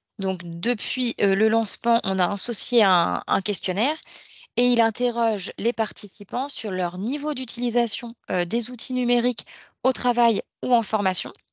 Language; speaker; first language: French; native; French